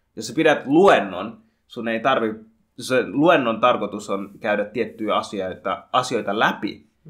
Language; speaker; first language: Finnish; early bilingual, other home language; Bangla